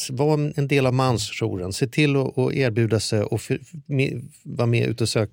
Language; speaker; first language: Swedish; native; Swedish